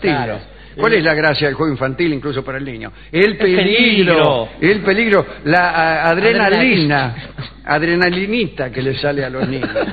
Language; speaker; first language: Spanish; native; Spanish